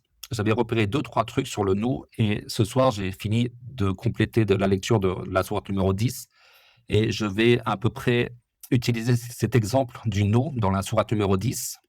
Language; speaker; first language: French; native; French